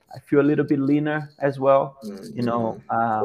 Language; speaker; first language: English; non-native, fluent; Portuguese